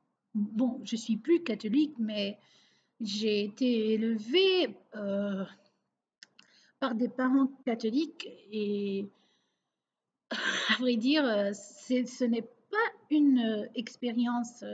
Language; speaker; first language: French; non-native, local second language; Portuguese